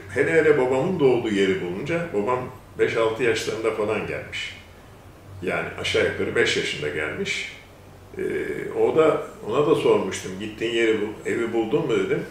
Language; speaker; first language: Turkish; native; Turkish